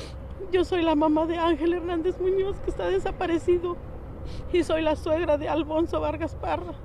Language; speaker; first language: Spanish; native; Spanish